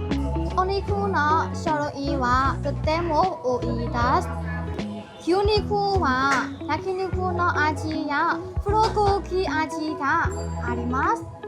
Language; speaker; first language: Japanese; non-native, learner; Burmese